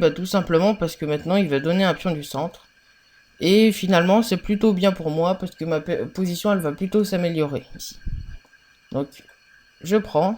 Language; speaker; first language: French; native; French